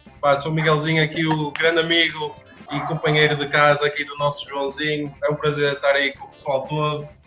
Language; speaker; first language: Portuguese; native; Portuguese